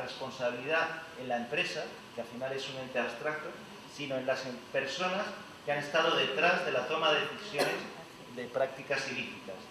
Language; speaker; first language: Spanish; native; Spanish